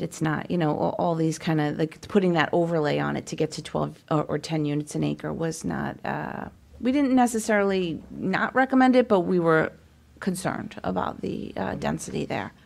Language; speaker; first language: English; native; English